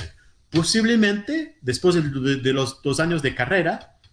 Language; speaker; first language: Spanish; non-native, fluent; Portuguese